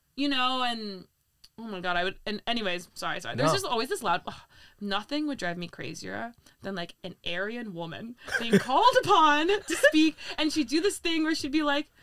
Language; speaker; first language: English; native; English